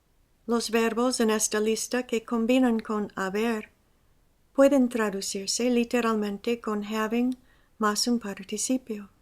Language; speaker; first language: Spanish; non-native, fluent; English